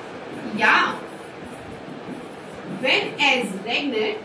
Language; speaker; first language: German; non-native, fluent; Hindi